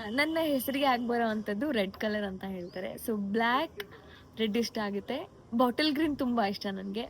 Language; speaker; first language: Kannada; non-native, local second language; Lambadi